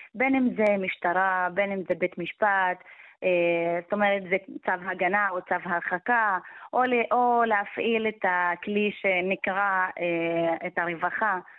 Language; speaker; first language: Hebrew; non-native, local second language; Arabic